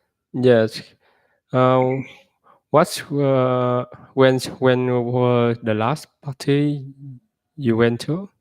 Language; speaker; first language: English; non-native, learner; Vietnamese